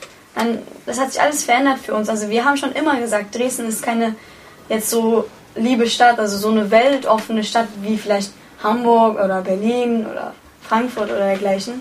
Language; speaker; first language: German; early bilingual, other home language; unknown